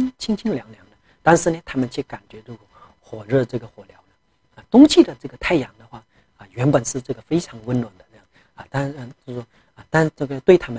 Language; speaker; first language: Chinese; non-native, local second language; Tibetan